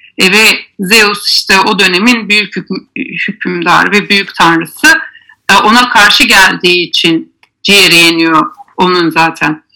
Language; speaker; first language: Turkish; native; Turkish